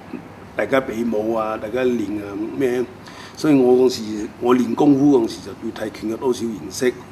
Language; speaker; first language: Cantonese; non-native, local second language; Min Nan Chinese